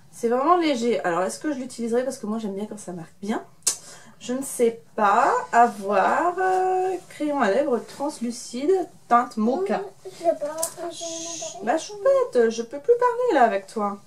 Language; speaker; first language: French; native; French